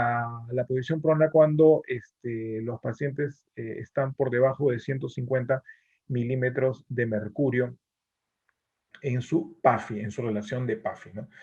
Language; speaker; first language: Spanish; native; Spanish